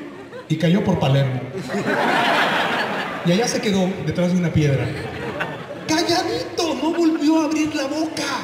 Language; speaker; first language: Spanish; native; Spanish